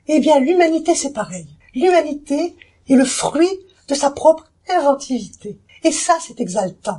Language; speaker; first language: French; native; French